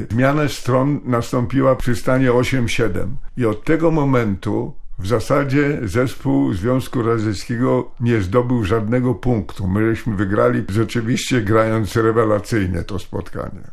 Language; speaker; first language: Polish; native; Polish